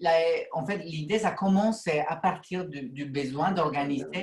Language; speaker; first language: French; non-native, fluent; Spanish